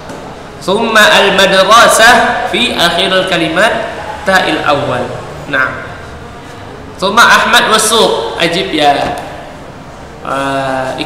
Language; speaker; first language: Arabic; non-native, fluent; Indonesian